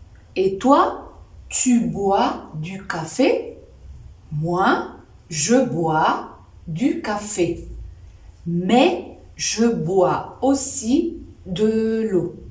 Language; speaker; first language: French; non-native, fluent; Spanish